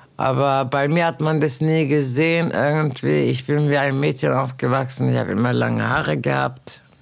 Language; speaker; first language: German; non-native, fluent; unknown